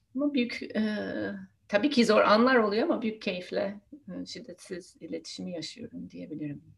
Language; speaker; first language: Turkish; non-native, fluent; English